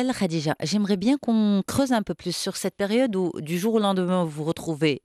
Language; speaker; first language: French; non-native, local second language; Arabic